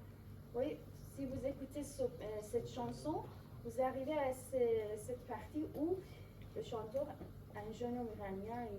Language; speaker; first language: French; non-native, fluent; Persian